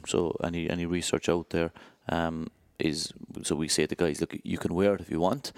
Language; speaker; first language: English; native; English